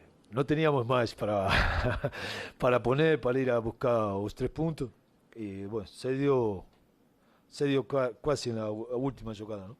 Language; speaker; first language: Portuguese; non-native, learner; Spanish